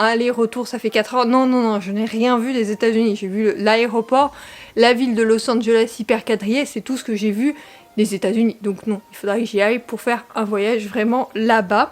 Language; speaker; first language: French; native; French